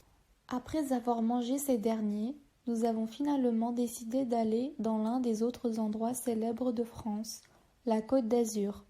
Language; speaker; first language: French; non-native, learner; Turkish